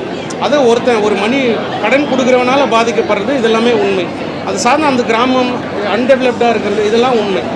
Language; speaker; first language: Tamil; native; Tamil